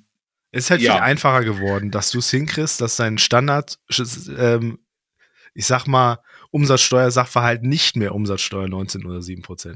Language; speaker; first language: German; native; German